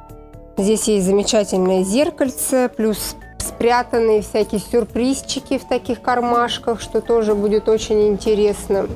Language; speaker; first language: Russian; native; Russian